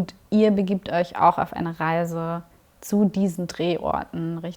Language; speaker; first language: German; native; German